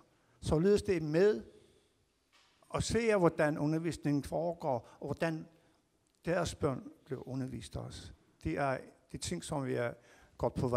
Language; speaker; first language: Danish; non-native, local second language; Kalaallisut